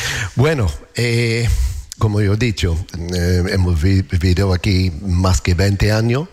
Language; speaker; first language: Spanish; non-native, learner; English